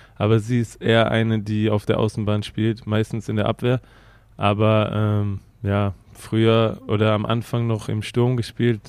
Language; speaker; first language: German; native; German